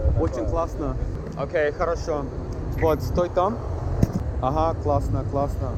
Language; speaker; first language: Russian; non-native, learner; English